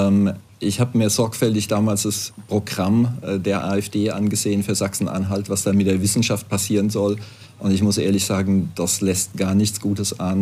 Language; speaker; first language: German; native; German